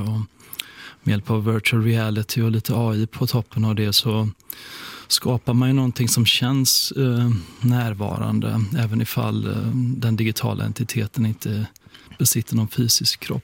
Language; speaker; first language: Swedish; native; Swedish